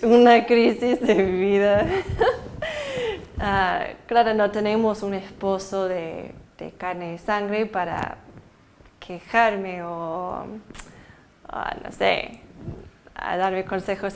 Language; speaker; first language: Spanish; non-native, fluent; English